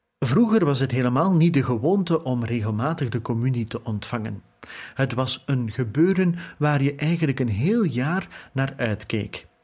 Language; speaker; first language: Dutch; native; Dutch